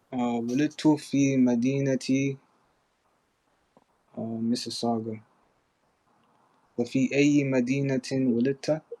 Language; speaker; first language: Arabic; non-native, learner; English